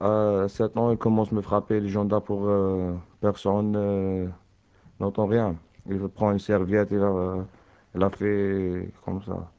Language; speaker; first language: French; non-native, learner; Arabic